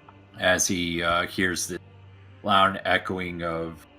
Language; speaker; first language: English; native; English